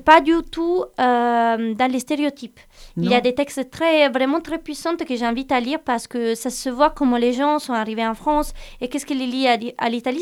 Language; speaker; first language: French; non-native, fluent; Italian